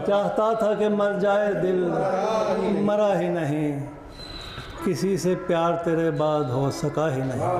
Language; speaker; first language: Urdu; non-native, local second language; Punjabi